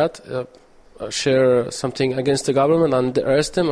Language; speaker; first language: English; non-native, learner; Persian